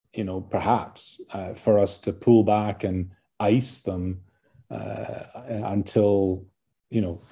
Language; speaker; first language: English; native; English